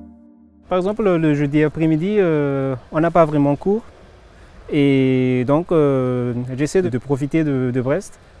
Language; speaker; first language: French; non-native, local second language; Malagasy